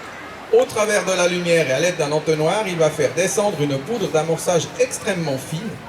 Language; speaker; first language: French; native; French